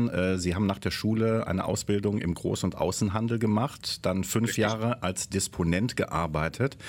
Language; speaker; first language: German; native; German